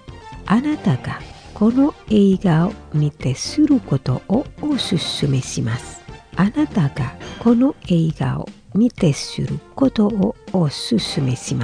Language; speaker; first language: Japanese; non-native, fluent; Indonesian